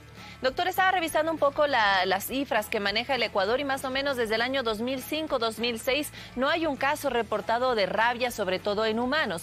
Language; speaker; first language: Spanish; native; Spanish